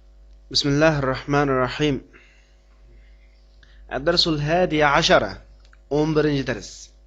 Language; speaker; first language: Arabic; non-native, fluent; Uyghur